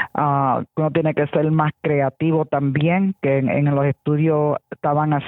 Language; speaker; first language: Spanish; early bilingual, heritage; Spanish